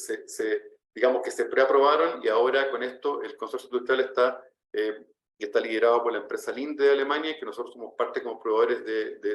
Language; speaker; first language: Spanish; native; Spanish